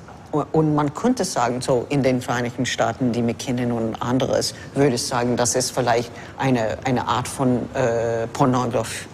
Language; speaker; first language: German; non-native, fluent; English